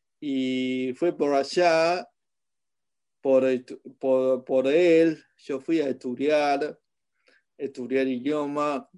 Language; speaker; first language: Spanish; non-native, fluent; Chinese